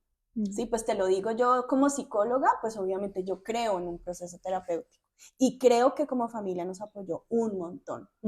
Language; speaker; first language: Spanish; native; Spanish